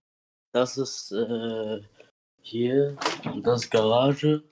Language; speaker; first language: German; non-native, learner; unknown